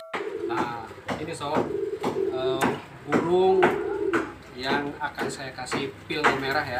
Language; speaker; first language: Indonesian; native; Indonesian